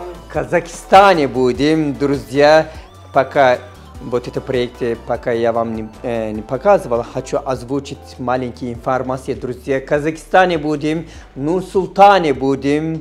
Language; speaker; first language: Russian; non-native, fluent; Turkish